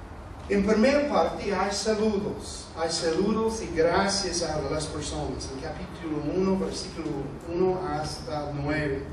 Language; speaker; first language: Spanish; non-native, fluent; English